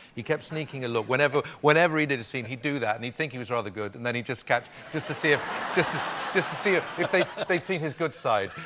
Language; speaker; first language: English; native; English